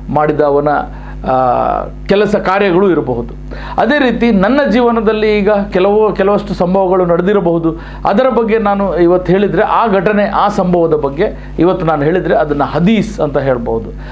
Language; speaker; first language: Kannada; non-native, local second language; Malayalam